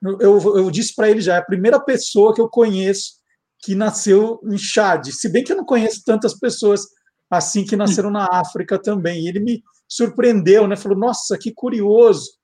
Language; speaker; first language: Portuguese; native; Portuguese